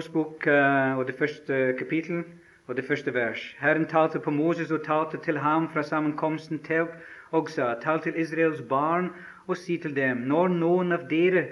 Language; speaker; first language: Norwegian; non-native, fluent; English